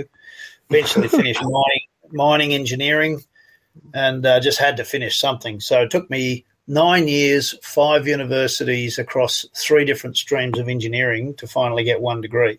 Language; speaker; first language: English; native; English